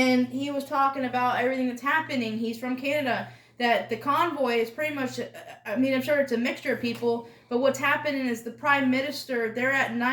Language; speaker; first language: English; native; English